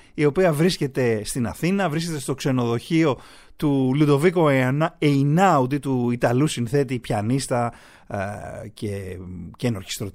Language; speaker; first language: Greek; native; Greek